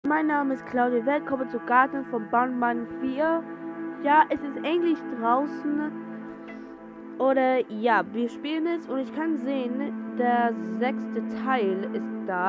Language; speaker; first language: German; non-native, learner; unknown